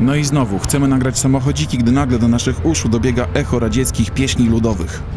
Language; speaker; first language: Polish; native; Polish